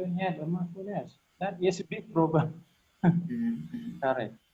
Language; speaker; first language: English; non-native, learner; Lao